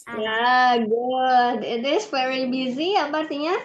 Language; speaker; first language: English; non-native, fluent; Indonesian